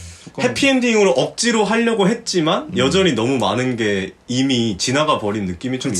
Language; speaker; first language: Korean; native; Korean